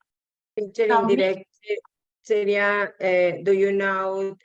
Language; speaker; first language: English; non-native, learner; Spanish